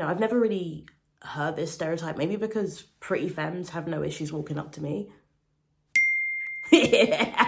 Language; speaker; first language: English; native; English